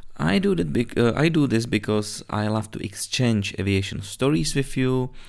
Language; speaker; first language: English; non-native, fluent; Czech